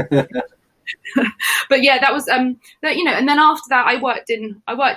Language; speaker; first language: English; native; English